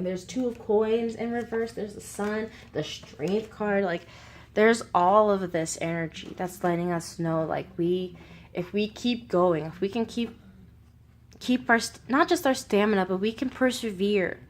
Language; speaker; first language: English; native; English